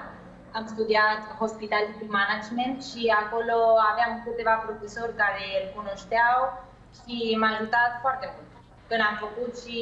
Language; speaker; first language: Romanian; early bilingual, heritage; Spanish